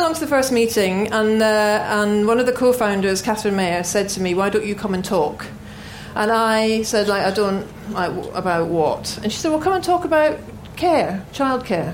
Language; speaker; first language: English; native; English